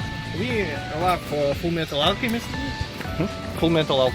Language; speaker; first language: English; non-native, learner; Russian